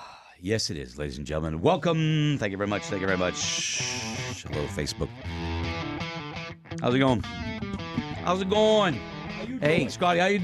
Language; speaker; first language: English; native; English